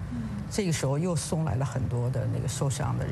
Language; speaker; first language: Chinese; native; Chinese